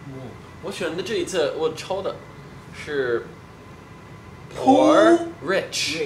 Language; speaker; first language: Chinese; non-native, fluent; English